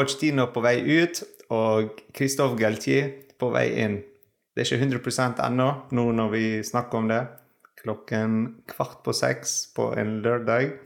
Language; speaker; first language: Norwegian; non-native, fluent; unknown